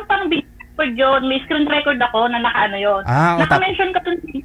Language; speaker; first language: Filipino; native; Filipino